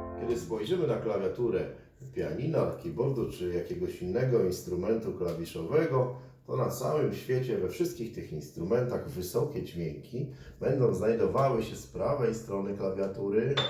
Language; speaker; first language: Polish; native; Polish